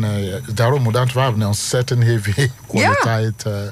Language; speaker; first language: Dutch; non-native, learner; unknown